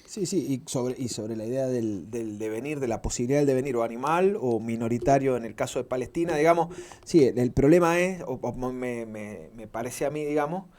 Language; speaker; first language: Spanish; native; Spanish